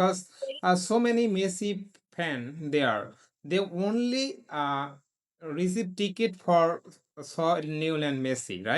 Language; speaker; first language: English; non-native, learner; Bangla